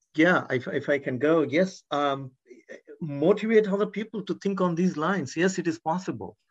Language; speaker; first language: English; non-native, local second language; Kannada